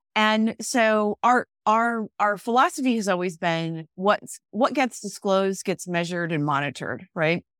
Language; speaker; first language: English; native; English